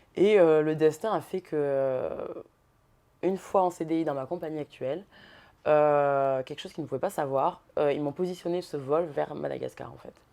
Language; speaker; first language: French; native; French